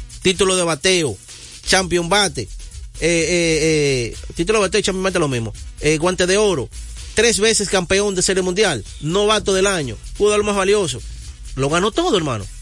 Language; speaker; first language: Spanish; native; Spanish